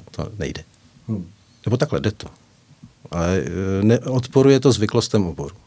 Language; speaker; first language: Czech; native; Czech